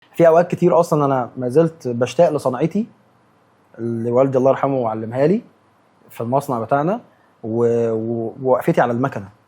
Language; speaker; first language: Egyptian Arabic; native; Egyptian Arabic